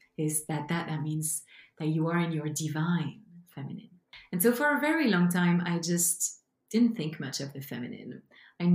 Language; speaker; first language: English; non-native, fluent; French